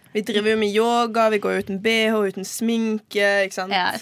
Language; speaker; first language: Norwegian; native; Norwegian